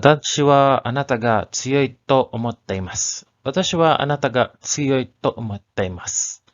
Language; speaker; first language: Japanese; non-native, learner; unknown